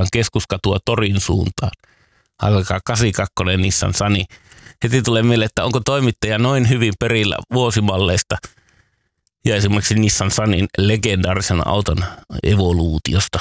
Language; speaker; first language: Finnish; native; Finnish